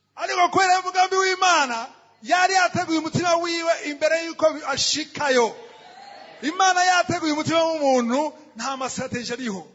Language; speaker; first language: Rundi; native; Rundi